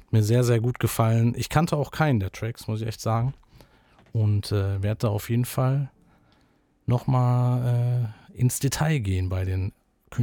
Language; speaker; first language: German; native; German